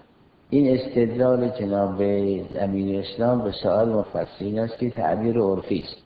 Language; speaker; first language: Persian; native; Persian